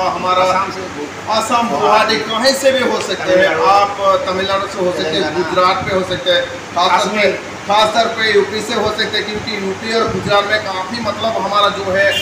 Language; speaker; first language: Hindi; non-native, local second language; Bangla